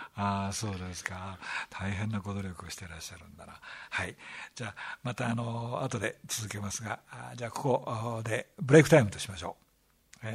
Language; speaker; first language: Japanese; native; Japanese